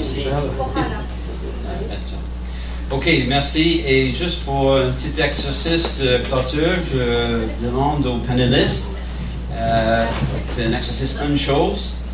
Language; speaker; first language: French; non-native, fluent; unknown